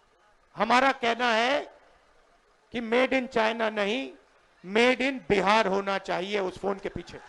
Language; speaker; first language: Hindi; native; Hindi